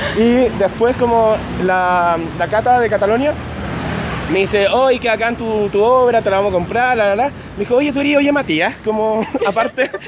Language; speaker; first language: Spanish; native; Spanish